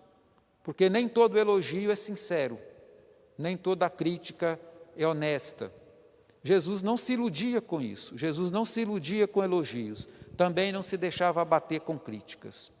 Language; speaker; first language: Portuguese; native; Portuguese